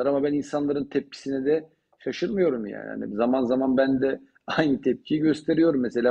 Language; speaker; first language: Turkish; native; Turkish